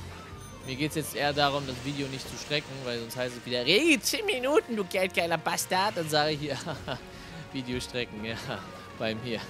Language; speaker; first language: German; native; German